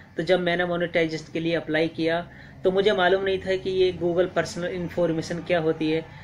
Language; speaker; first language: Hindi; native; Hindi